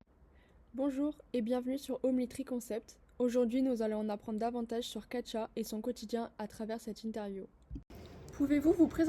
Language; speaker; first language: French; native; French